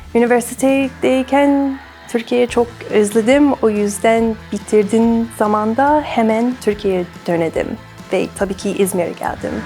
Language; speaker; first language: Turkish; non-native, learner; English